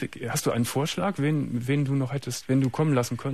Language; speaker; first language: German; native; German